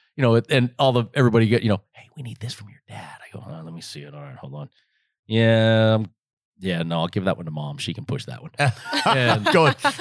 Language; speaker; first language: English; native; English